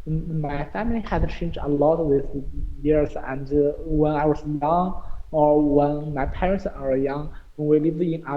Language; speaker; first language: English; non-native, learner; Chinese